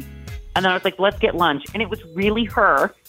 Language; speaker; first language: English; native; English